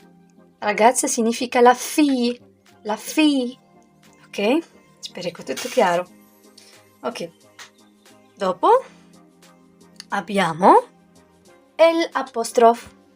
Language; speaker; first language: Italian; non-native, learner; Arabic